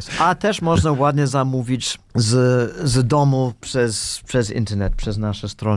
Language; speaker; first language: Polish; non-native, fluent; English